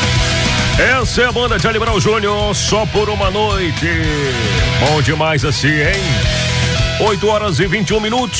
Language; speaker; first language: Portuguese; native; Portuguese